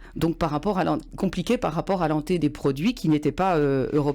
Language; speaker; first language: French; native; French